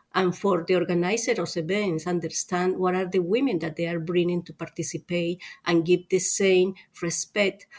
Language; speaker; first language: English; non-native, fluent; Spanish